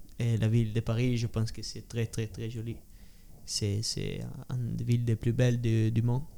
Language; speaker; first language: French; non-native, learner; Italian